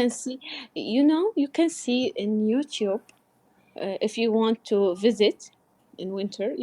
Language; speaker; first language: English; non-native, learner; Arabic